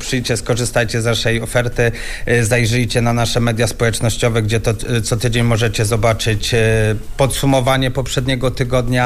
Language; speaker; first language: Polish; native; Polish